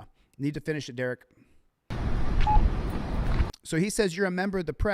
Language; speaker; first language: English; native; English